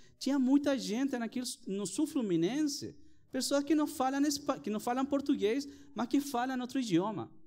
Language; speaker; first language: Portuguese; non-native, fluent; Spanish